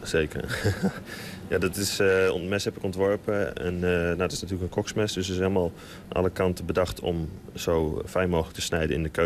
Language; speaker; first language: Dutch; native; Dutch